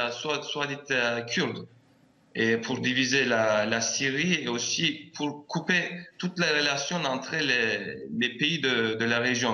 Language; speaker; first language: French; non-native, fluent; Turkish